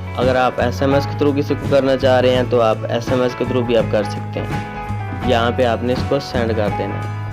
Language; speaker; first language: Urdu; non-native, local second language; Punjabi